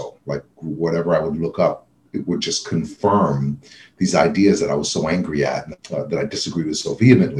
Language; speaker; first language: English; native; English